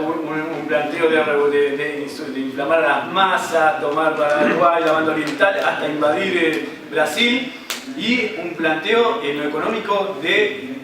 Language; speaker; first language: Spanish; native; Spanish